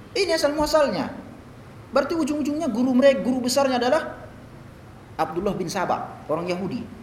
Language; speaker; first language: Indonesian; native; Indonesian